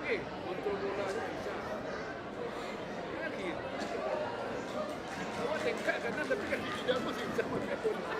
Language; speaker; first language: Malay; non-native, local second language; Minangkabau